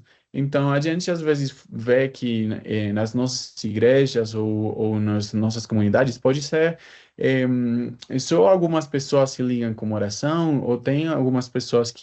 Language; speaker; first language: Portuguese; non-native, fluent; Spanish